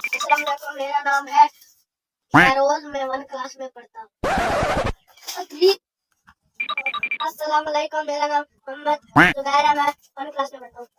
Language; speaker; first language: Hindi; non-native, local second language; Punjabi